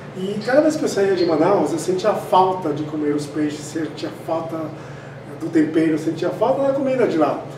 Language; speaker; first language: Portuguese; non-native, fluent; Spanish